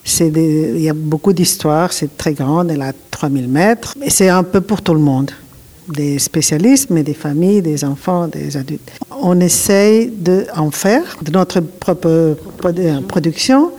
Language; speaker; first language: French; non-native, learner; Catalan